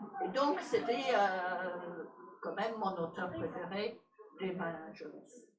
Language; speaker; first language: French; non-native, fluent; English